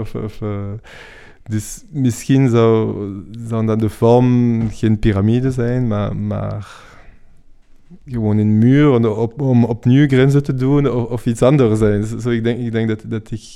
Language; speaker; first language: Dutch; non-native, fluent; French